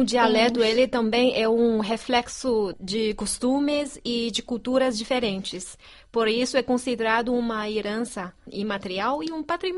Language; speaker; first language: Portuguese; non-native, fluent; Chinese